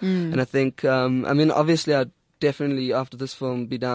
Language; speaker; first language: English; native; English